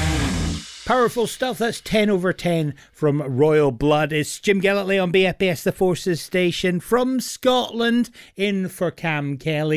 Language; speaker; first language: English; native; English